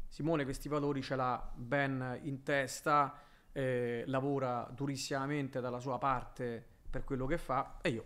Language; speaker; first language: Italian; native; Italian